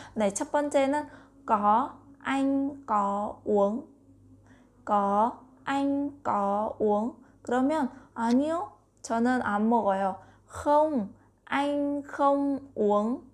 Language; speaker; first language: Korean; non-native, learner; Vietnamese